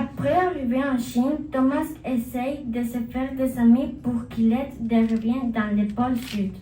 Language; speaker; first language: French; non-native, learner; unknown